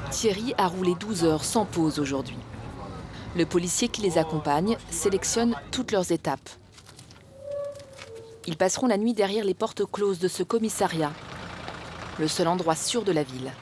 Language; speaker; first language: French; native; French